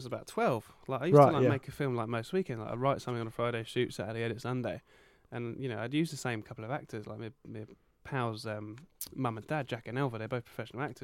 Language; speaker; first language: English; native; English